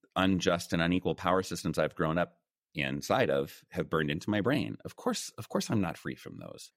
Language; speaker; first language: English; native; English